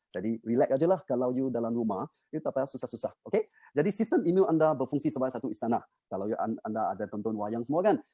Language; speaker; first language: Malay; non-native, local second language; Chinese